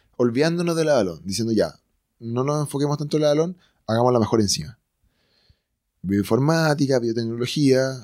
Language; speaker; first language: Spanish; native; Spanish